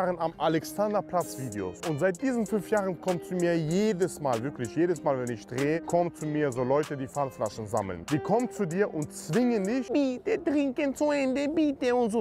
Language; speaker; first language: German; native; German